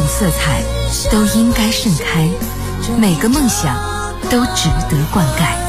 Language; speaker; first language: Chinese; native; Chinese